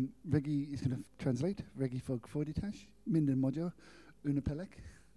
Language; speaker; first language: Hungarian; non-native, learner; English